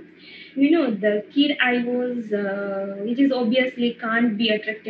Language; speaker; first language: English; non-native, local second language; Gujarati